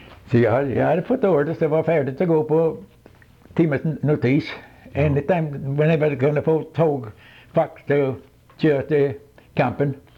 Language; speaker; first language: English; non-native, fluent; Swedish